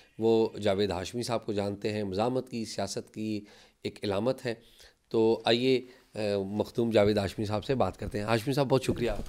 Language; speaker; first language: Urdu; native; Urdu